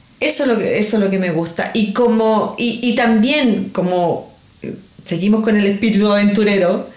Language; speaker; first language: Spanish; native; Spanish